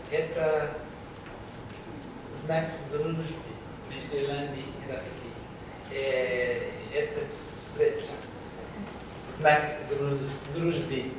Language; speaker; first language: Russian; non-native, learner; English